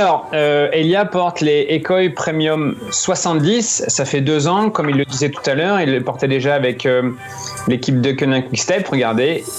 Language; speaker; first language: French; native; French